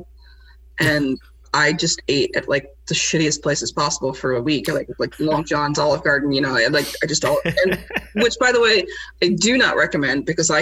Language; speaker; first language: English; native; English